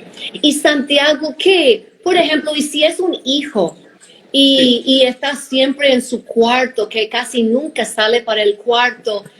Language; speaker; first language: Spanish; non-native, fluent; English